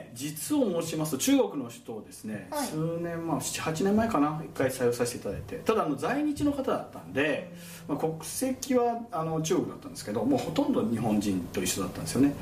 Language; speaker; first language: Japanese; native; Japanese